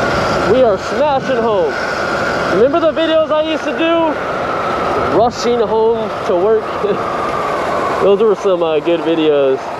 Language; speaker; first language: English; native; English